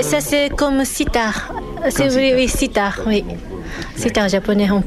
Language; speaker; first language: French; non-native, fluent; Japanese